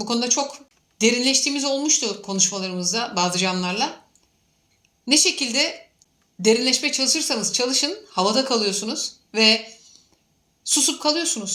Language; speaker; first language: Turkish; native; Turkish